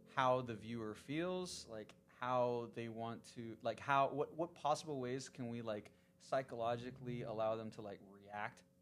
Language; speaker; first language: English; early bilingual, other home language; Spanish